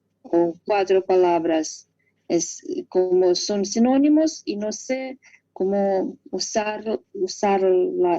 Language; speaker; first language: Spanish; non-native, learner; Russian